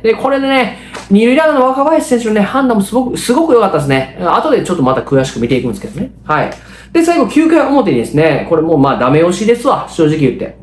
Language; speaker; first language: Japanese; native; Japanese